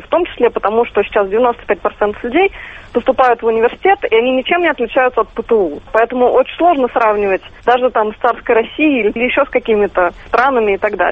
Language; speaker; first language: Russian; native; Russian